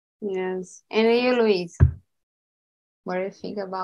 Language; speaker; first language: English; non-native, learner; Portuguese